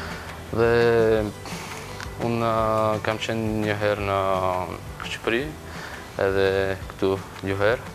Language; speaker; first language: Albanian; non-native, learner; Bulgarian